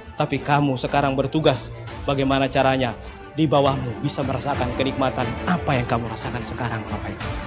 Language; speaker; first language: Indonesian; non-native, local second language; Buginese